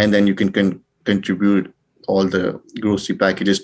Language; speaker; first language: English; non-native, local second language; Urdu